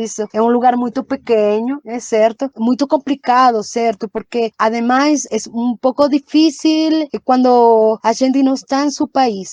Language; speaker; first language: Portuguese; non-native, learner; Spanish